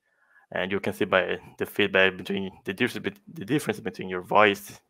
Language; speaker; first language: English; non-native, fluent; Portuguese